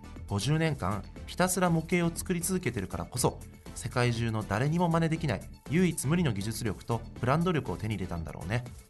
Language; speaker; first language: Japanese; native; Japanese